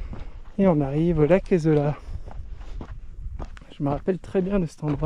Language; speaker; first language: French; native; French